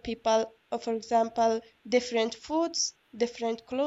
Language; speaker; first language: English; non-native, learner; Persian